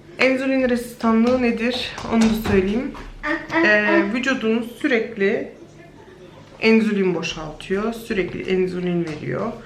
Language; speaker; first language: Turkish; early bilingual, heritage; Turkish